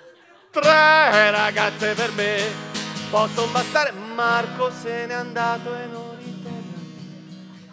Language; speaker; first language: Italian; native; Italian